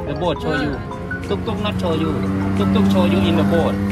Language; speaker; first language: English; non-native, learner; Thai